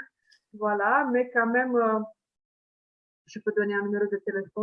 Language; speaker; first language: French; non-native, fluent; Italian